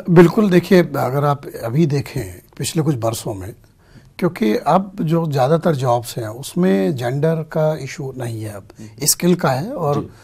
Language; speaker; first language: Hindi; native; Hindi